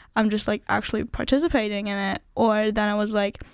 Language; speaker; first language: English; non-native, fluent; German